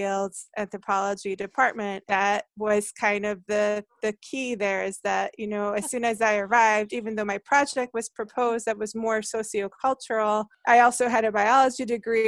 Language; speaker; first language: English; non-native, fluent; Hungarian